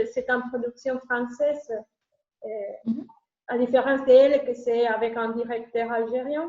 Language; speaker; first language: French; non-native, learner; Spanish